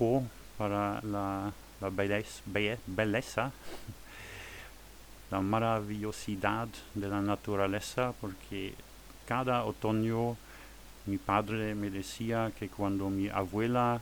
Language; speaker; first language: Spanish; non-native, fluent; German